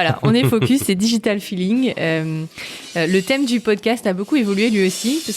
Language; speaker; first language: French; native; French